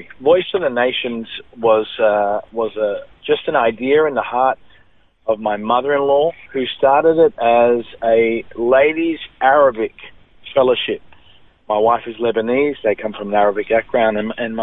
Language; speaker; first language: English; native; English